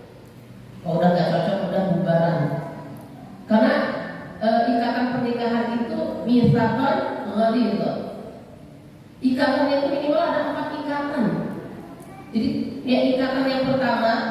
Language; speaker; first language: Indonesian; native; Indonesian